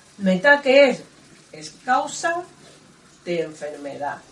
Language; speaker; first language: Spanish; non-native, learner; Chinese